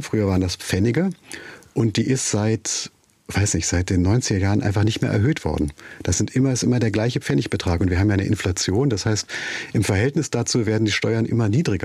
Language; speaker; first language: German; native; German